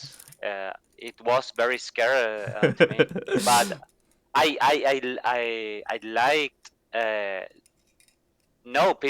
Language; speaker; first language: English; non-native, learner; Spanish